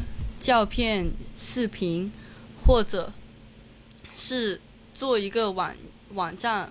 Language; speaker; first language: Chinese; non-native, local second language; Cantonese